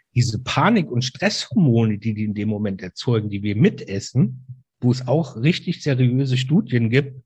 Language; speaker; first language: German; native; German